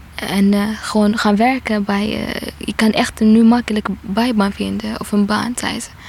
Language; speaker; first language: Dutch; non-native, fluent; Tigrinya